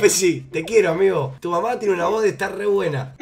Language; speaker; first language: Spanish; native; Spanish